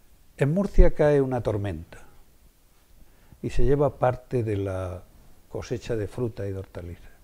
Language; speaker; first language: Spanish; native; Spanish